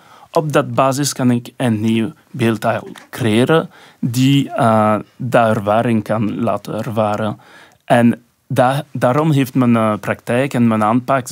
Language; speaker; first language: Dutch; non-native, local second language; French